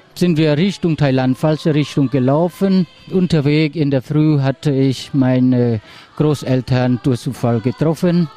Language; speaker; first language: German; non-native, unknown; Khmer